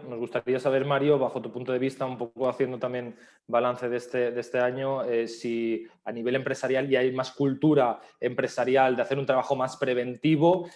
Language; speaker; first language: Spanish; native; Spanish